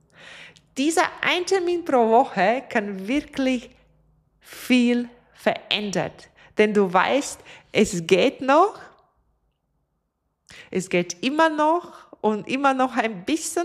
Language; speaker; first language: German; non-native, fluent; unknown